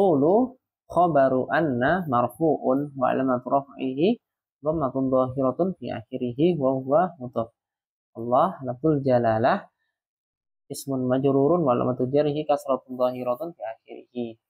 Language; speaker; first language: Arabic; non-native, fluent; Indonesian